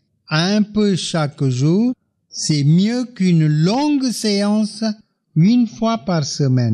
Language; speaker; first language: French; non-native, fluent; Tamil